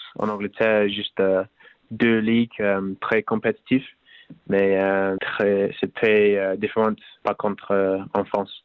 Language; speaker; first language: French; non-native, learner; English